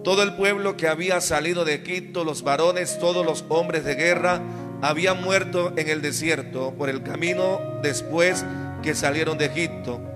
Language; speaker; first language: Spanish; native; Spanish